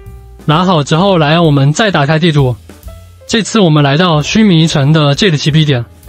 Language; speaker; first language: Chinese; native; Chinese